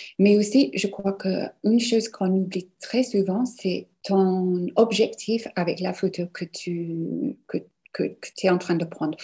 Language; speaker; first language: French; non-native, fluent; English